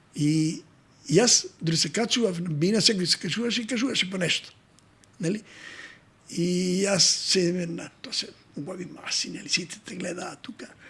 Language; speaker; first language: Macedonian; non-native, local second language; Serbian